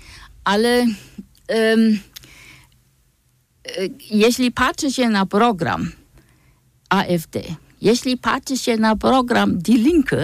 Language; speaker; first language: Polish; non-native, fluent; German